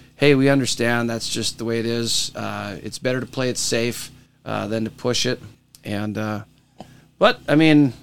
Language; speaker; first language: English; native; English